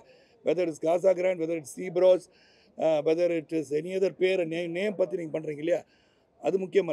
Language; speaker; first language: Tamil; native; Tamil